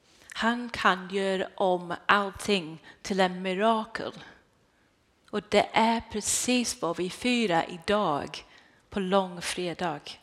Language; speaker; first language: Swedish; non-native, fluent; English